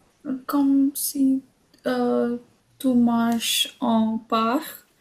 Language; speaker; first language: French; non-native, learner; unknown